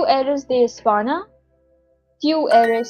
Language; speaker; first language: Spanish; non-native, learner; Hindi